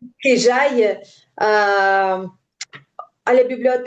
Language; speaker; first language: French; non-native, learner; Ukrainian